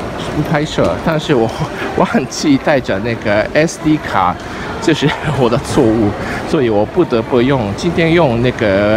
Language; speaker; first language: Chinese; non-native, fluent; Japanese